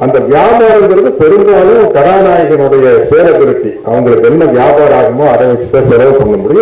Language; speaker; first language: Tamil; native; Tamil